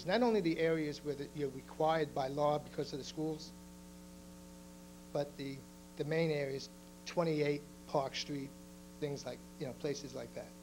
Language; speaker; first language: English; native; English